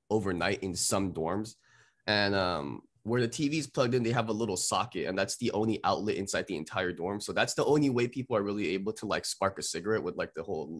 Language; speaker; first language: English; native; English